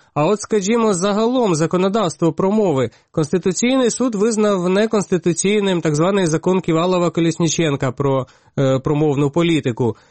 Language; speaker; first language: Ukrainian; native; Ukrainian